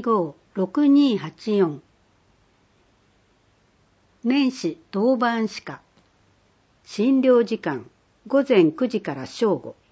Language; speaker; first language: Japanese; native; Japanese